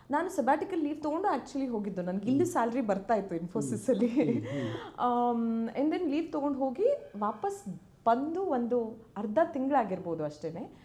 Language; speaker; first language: Kannada; native; Kannada